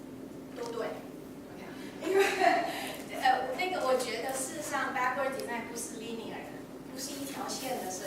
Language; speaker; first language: Chinese; native; Chinese